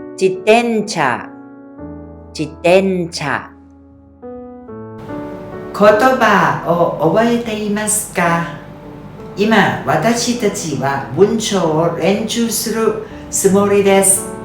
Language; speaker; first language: Japanese; non-native, fluent; Thai